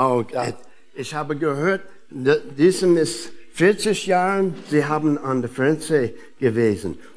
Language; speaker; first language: German; non-native, learner; English